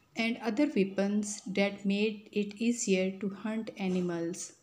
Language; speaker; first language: English; non-native, local second language; Urdu